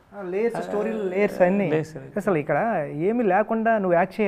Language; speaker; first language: Telugu; native; Telugu